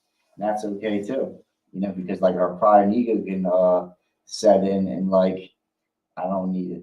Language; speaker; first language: English; native; English